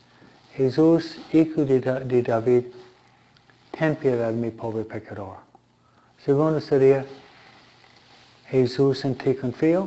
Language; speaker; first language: Spanish; non-native, fluent; Italian